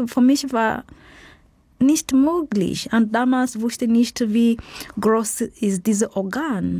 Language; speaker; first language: German; non-native, fluent; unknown